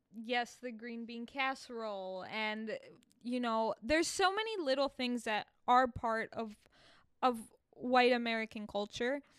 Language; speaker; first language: English; early bilingual, other home language; Spanish